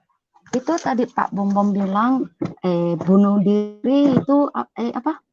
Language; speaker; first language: Indonesian; non-native, learner; Cantonese